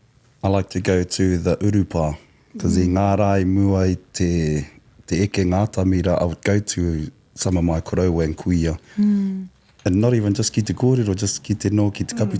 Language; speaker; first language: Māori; non-native, local second language; English